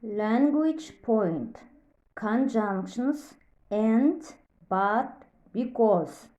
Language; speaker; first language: English; non-native, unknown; Kazakh